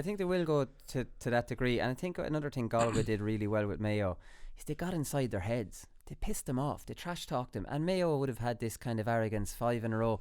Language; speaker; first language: English; native; English